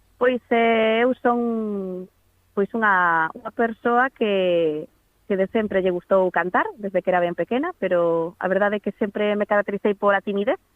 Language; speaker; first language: Galician; native; Galician